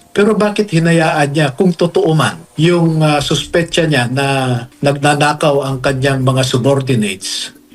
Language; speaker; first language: Filipino; native; Filipino